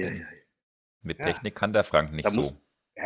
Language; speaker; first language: German; native; German